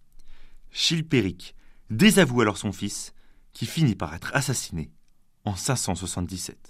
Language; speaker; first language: French; native; French